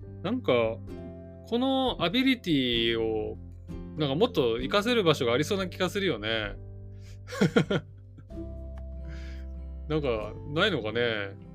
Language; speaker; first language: Japanese; native; Japanese